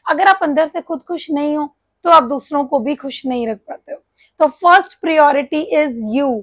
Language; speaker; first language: Hindi; native; Hindi